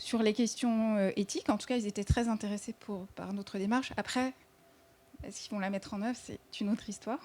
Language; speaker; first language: French; native; French